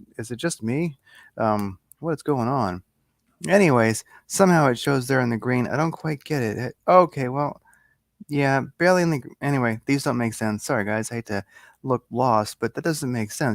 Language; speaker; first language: English; native; English